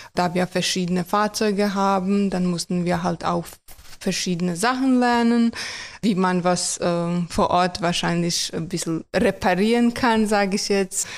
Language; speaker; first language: German; non-native, fluent; Croatian